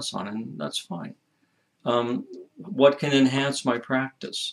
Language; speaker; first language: English; native; English